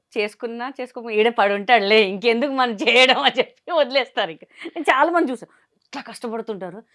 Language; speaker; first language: Telugu; non-native, local second language; Hindi